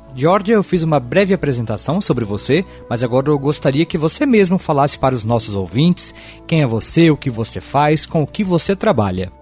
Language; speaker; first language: Portuguese; native; Portuguese